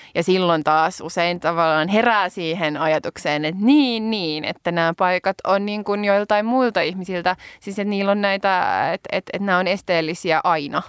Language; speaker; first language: Finnish; native; Finnish